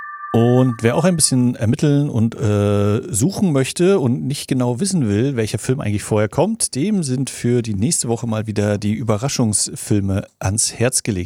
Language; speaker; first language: German; native; German